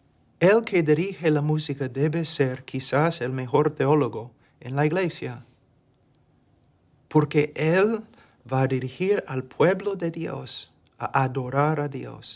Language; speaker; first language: Spanish; non-native, fluent; English